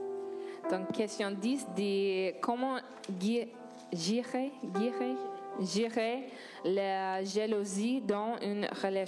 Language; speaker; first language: French; non-native, learner; English